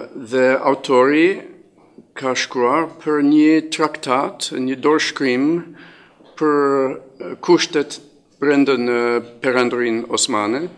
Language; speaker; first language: Albanian; non-native, fluent; English